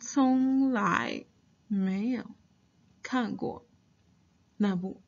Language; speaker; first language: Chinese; non-native, fluent; English